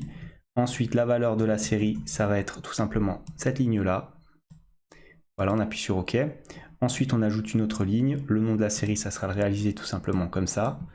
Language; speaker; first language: French; native; French